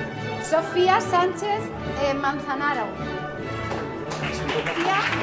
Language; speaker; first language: Spanish; native; Spanish